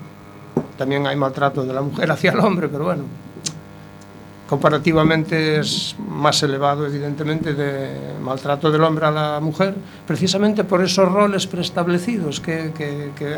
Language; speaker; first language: Spanish; native; Spanish